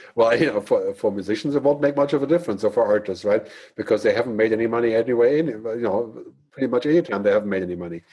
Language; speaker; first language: English; non-native, fluent; German